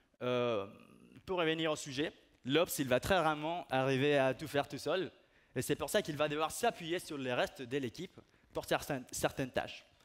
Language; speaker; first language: French; non-native, fluent; Spanish